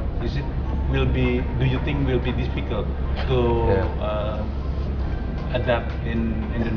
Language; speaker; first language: English; non-native, fluent; Indonesian